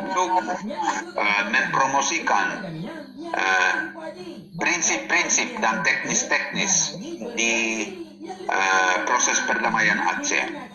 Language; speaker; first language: Indonesian; non-native, fluent; Finnish